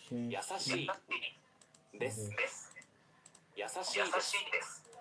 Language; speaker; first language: Japanese; non-native, learner; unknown